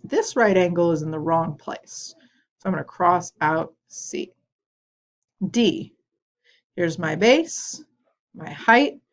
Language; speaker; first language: English; native; English